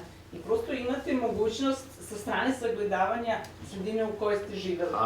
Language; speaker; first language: Bosnian; native; Bosnian